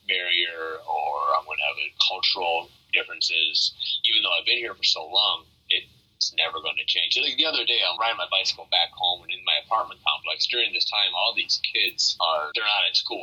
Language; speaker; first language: English; native; English